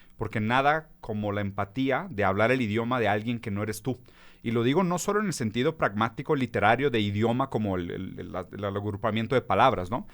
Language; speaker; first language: Spanish; early bilingual, other home language; Portuguese